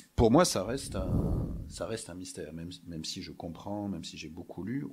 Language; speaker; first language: French; native; French